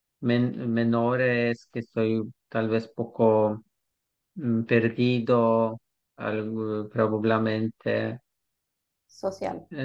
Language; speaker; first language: Spanish; non-native, learner; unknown